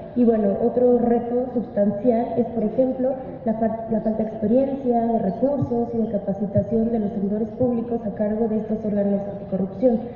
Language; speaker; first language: Spanish; native; Spanish